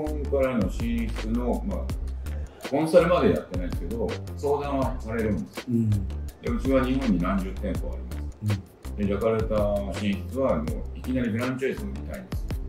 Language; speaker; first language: Japanese; native; Japanese